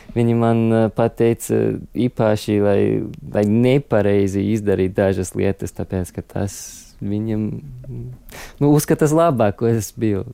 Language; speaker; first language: Latvian; non-native, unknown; English